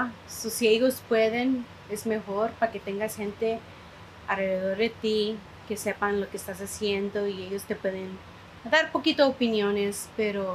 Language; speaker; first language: Spanish; early bilingual, heritage; Spanish